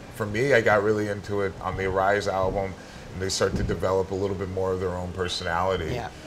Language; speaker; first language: English; native; English